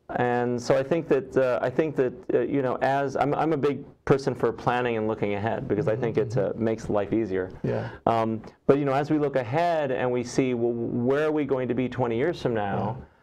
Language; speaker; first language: English; native; English